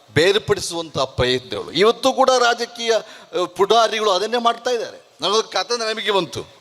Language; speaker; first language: Kannada; non-native, local second language; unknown